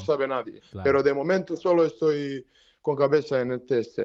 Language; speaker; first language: Spanish; non-native, learner; Serbian